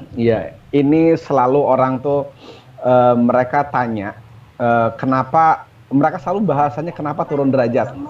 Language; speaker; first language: Indonesian; native; Indonesian